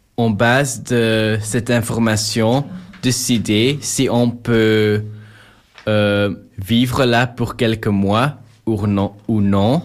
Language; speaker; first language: French; non-native, local second language; Dutch